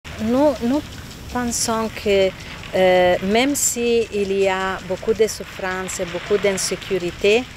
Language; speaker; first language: French; non-native, fluent; Italian